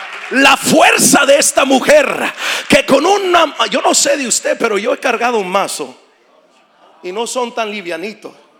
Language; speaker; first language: Spanish; native; Spanish